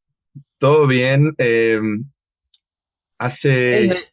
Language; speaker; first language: Spanish; non-native, fluent; English